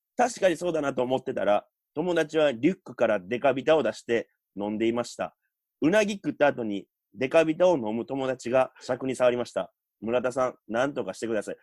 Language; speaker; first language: Japanese; native; Japanese